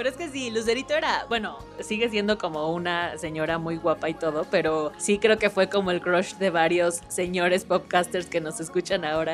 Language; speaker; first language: Spanish; native; Spanish